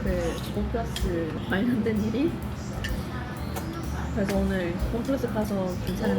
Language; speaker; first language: Korean; non-native, fluent; Swedish